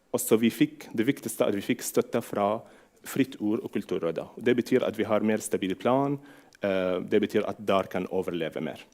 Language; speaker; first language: Norwegian; non-native, fluent; Arabic